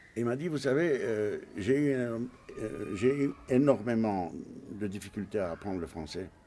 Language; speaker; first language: French; non-native, fluent; Romanian